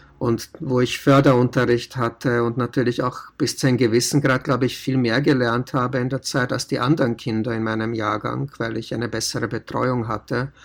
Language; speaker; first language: German; early bilingual, other home language; Czech